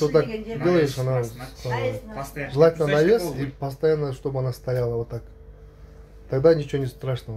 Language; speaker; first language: Russian; non-native, local second language; Kyrgyz